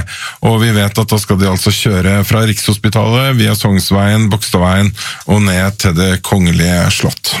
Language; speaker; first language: Norwegian; native; Norwegian